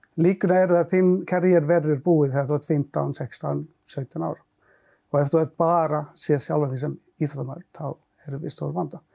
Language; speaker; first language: Icelandic; non-native, fluent; Finnish